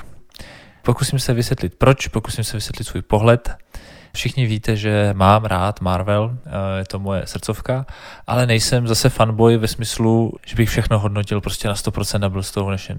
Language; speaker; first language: Czech; native; Czech